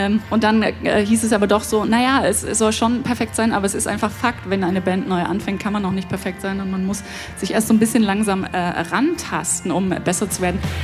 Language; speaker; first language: German; native; German